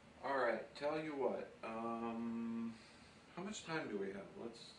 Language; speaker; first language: English; native; English